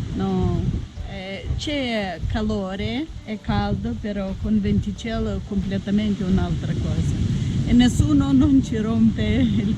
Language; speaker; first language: Italian; non-native, fluent; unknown